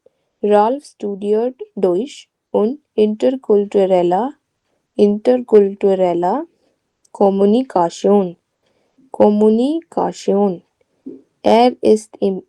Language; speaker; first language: German; non-native, fluent; Hindi